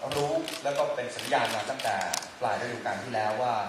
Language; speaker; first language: Thai; native; Thai